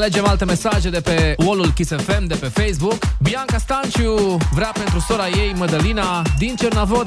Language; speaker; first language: Romanian; native; Romanian